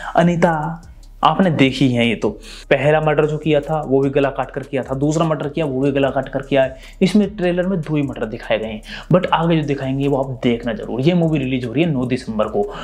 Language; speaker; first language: Hindi; native; Hindi